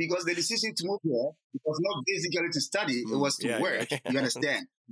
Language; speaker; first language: English; non-native, local second language; Akan